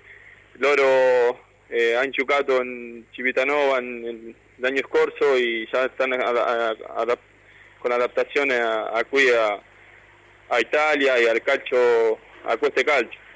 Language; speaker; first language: Italian; non-native, learner; Spanish